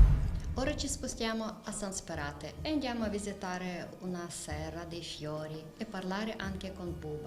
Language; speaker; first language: Italian; non-native, fluent; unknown